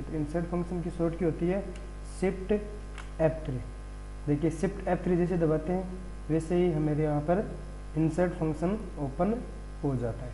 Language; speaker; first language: Hindi; native; Hindi